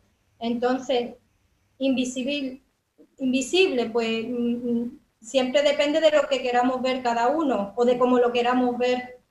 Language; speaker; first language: Spanish; native; Spanish